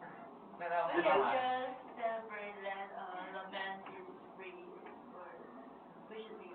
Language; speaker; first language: English; non-native, learner; Chinese